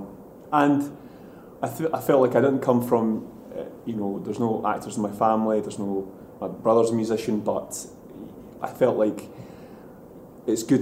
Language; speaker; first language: English; native; English